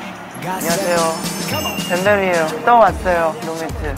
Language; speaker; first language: Korean; non-native, fluent; Thai